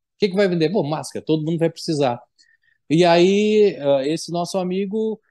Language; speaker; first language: Portuguese; native; Portuguese